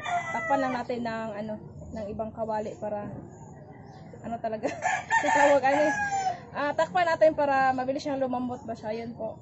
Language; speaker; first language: Filipino; non-native, local second language; Cebuano